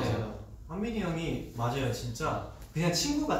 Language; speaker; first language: Korean; native; Korean